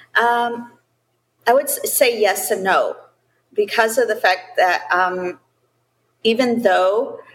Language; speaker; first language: English; early bilingual, other home language; Spanish